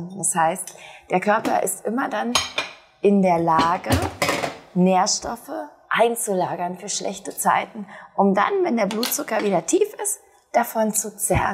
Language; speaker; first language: German; native; German